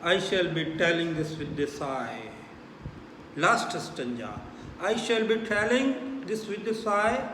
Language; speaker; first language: English; non-native, local second language; Punjabi